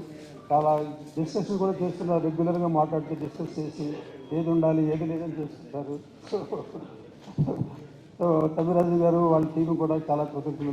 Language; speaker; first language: Telugu; native; Telugu